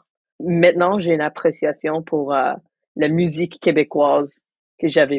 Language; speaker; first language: French; non-native, local second language; English